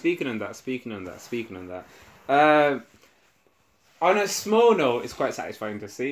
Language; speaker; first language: English; non-native, local second language; Shona